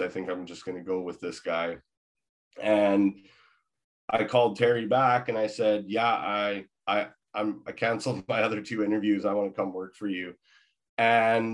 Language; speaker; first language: English; native; English